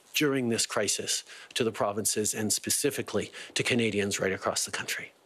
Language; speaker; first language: English; native; English